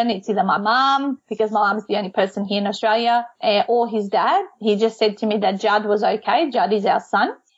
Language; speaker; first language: English; non-native, fluent; Macedonian